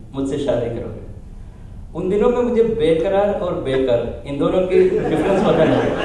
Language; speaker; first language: Hindi; non-native, local second language; Telugu